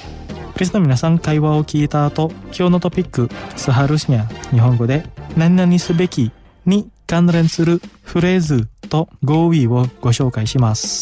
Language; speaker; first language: Japanese; non-native, fluent; Indonesian